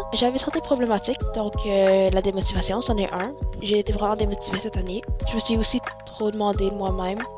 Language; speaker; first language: French; early bilingual, other home language; Chinese